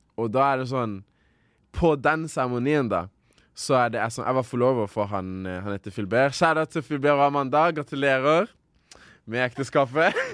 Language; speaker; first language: Norwegian; early bilingual, other home language; Kinyarwanda